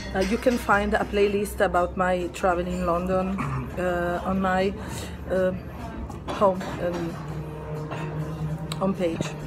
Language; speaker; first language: English; non-native, learner; Italian